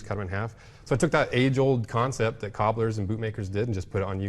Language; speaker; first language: English; native; English